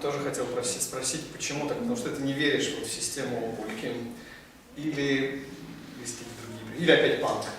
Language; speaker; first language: Russian; native; Russian